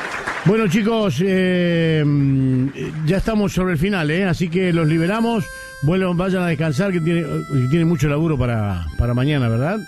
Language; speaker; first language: Spanish; native; Spanish